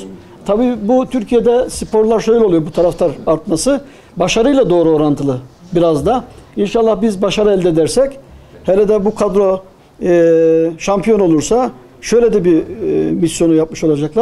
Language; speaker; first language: Turkish; native; Turkish